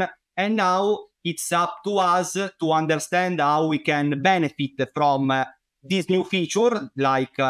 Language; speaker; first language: English; non-native, fluent; Italian